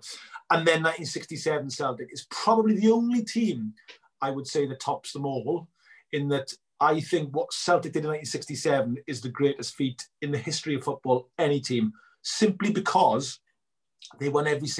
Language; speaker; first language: English; native; English